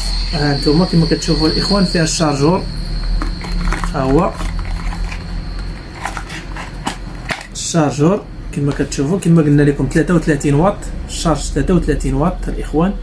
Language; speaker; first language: Arabic; native; Arabic